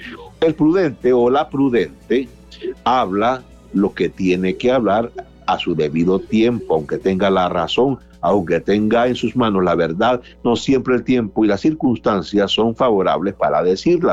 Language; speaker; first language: Spanish; native; Spanish